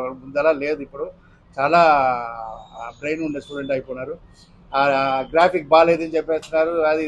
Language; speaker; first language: Telugu; non-native, fluent; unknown